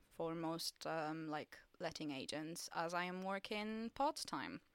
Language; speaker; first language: English; non-native, fluent; Polish